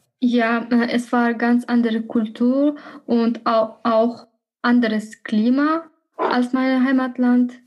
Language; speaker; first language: German; non-native, fluent; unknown